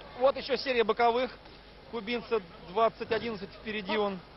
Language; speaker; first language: Russian; native; Russian